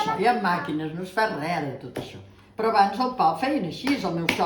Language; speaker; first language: Catalan; native; Catalan